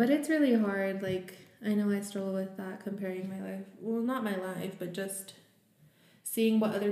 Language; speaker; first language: English; early bilingual, other home language; Spanish